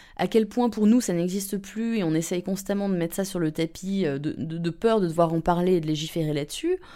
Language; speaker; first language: French; native; French